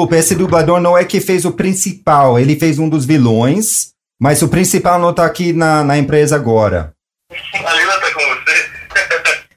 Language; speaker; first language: Portuguese; non-native, fluent; English